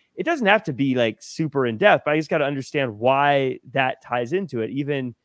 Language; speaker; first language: English; native; English